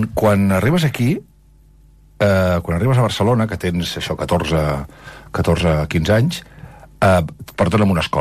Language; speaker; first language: Catalan; native; Catalan